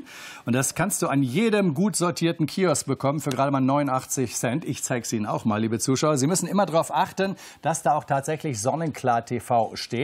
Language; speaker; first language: German; native; German